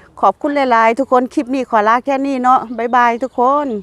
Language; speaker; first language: Thai; non-native, local second language; Lao